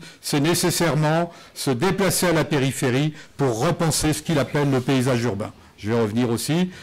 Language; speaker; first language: French; native; French